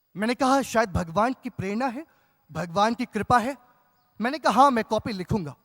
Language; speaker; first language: Hindi; native; Hindi